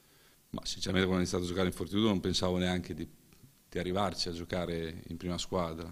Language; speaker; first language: Italian; native; Italian